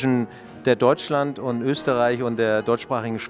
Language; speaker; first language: German; native; German